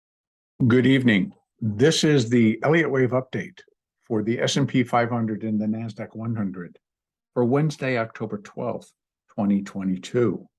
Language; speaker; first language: English; native; English